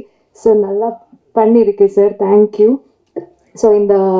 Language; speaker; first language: Tamil; non-native, local second language; Kannada